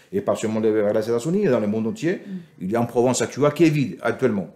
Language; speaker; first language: French; non-native, fluent; Spanish